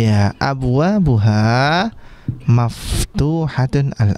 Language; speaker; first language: Arabic; non-native, fluent; Indonesian